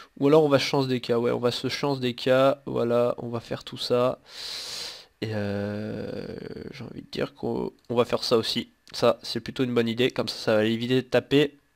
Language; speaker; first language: French; native; French